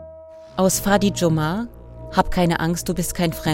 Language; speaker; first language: German; native; German